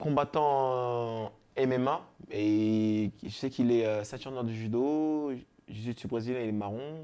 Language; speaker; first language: French; native; French